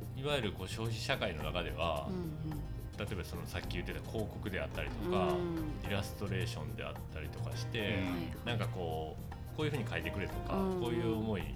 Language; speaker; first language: Japanese; native; Japanese